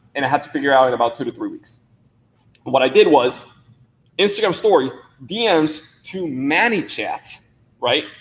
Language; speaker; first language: English; non-native, fluent; Spanish